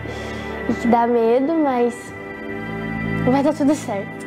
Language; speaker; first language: Portuguese; native; Portuguese